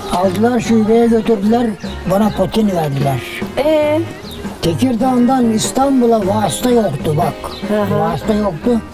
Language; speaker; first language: Turkish; native; Turkish